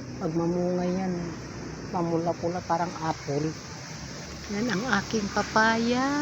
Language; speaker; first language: Filipino; non-native, local second language; Cebuano